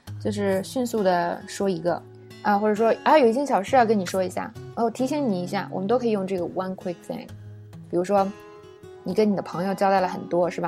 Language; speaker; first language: Chinese; native; Chinese